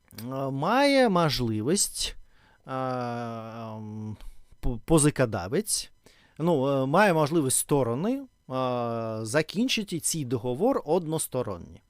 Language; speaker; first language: Ukrainian; non-native, learner; Russian